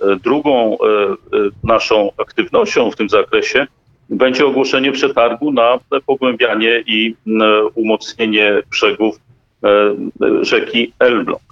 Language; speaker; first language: Polish; native; Polish